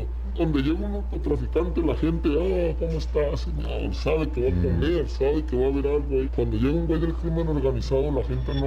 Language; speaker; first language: Spanish; native; Spanish